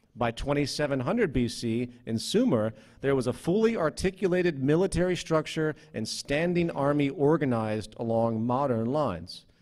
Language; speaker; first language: English; native; English